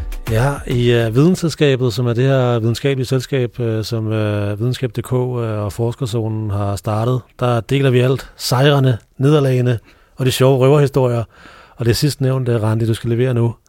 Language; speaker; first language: Danish; native; Danish